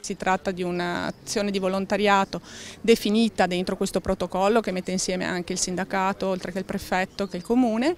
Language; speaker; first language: Italian; native; Italian